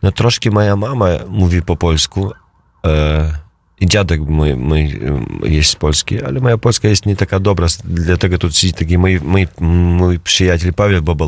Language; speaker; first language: Polish; non-native, learner; Russian